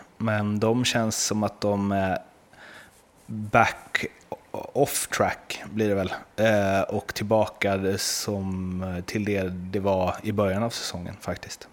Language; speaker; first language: Swedish; native; Swedish